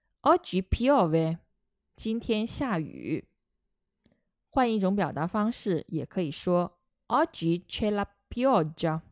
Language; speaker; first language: Italian; non-native, fluent; Chinese